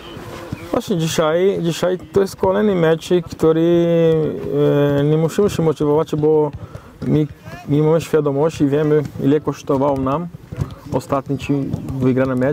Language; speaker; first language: Polish; non-native, fluent; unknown